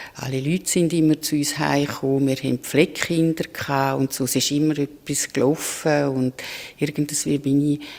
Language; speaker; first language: German; native; German